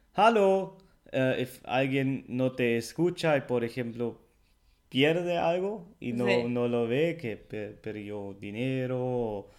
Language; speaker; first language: Spanish; non-native, fluent; German